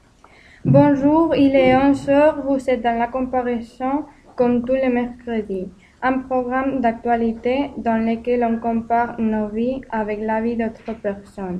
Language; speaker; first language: French; non-native, learner; Spanish